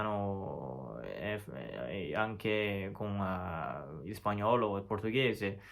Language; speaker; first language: Italian; non-native, learner; Chinese